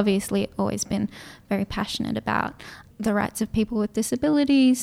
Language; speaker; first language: English; non-native, local second language; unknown